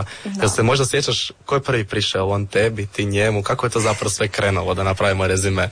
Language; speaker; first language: Serbian; native; Serbian